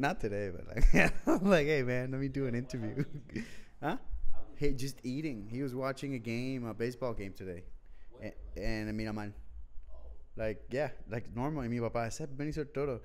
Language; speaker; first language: English; early bilingual, other home language; Spanish